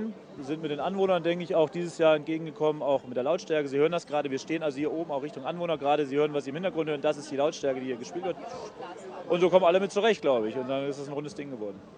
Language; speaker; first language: German; native; German